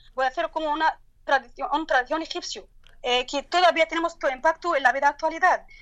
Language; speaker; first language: Spanish; non-native, learner; Turkish